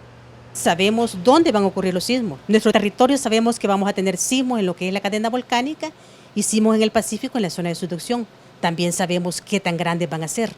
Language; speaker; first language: Spanish; native; Spanish